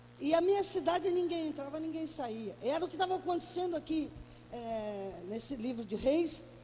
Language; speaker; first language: Portuguese; native; Portuguese